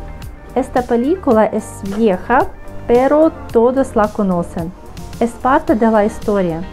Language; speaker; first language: Spanish; non-native, fluent; Russian